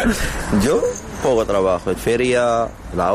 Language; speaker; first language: Spanish; non-native, learner; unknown